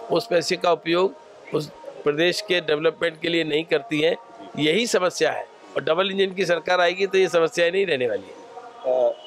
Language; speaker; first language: Hindi; native; Hindi